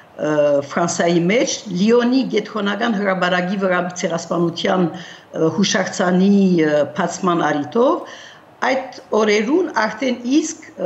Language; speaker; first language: Armenian; early bilingual, heritage; Armenian